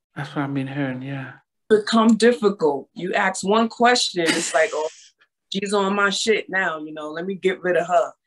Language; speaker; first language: English; native; English